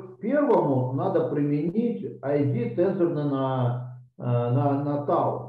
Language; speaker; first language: Russian; native; Russian